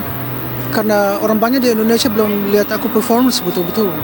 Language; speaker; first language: Indonesian; early bilingual, heritage; Indonesian